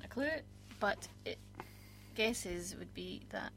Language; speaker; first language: English; native; English